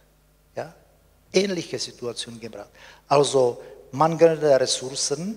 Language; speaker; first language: German; non-native, fluent; Czech